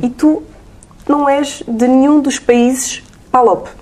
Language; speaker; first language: Portuguese; native; Portuguese